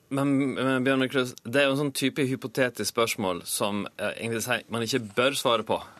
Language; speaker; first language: Norwegian; native; Norwegian